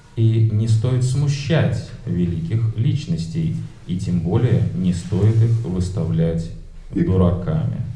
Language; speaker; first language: Russian; native; Russian